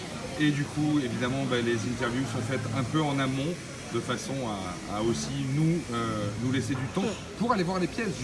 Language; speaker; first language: French; native; French